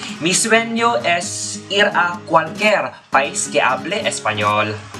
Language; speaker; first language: Spanish; non-native, learner; Waray